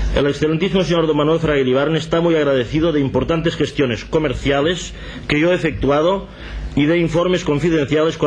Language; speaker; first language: Spanish; non-native, local second language; Catalan